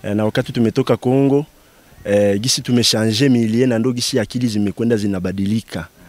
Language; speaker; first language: Swahili; non-native, local second language; Bembe